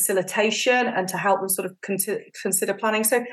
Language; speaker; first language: English; native; English